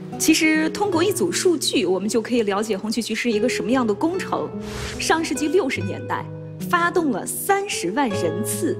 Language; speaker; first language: Chinese; native; Chinese